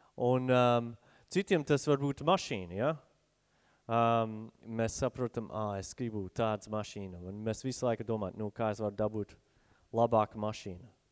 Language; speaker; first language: Latvian; non-native, fluent; English